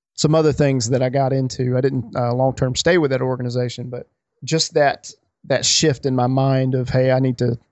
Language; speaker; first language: English; native; English